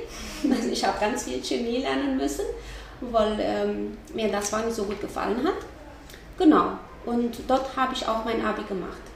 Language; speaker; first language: German; non-native, fluent; Romanian